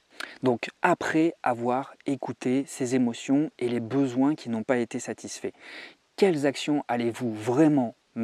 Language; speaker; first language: French; native; French